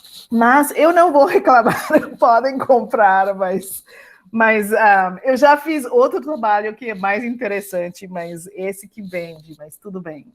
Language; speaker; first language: Portuguese; non-native, fluent; English